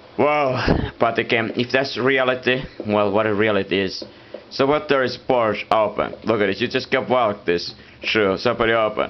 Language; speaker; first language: English; non-native, fluent; Italian